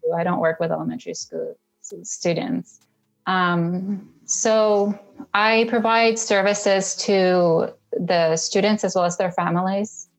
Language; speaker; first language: English; early bilingual, other home language; Russian